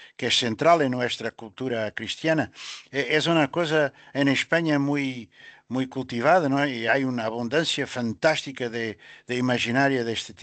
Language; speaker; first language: Spanish; non-native, learner; Portuguese